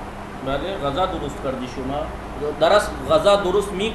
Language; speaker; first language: Persian; non-native, fluent; Urdu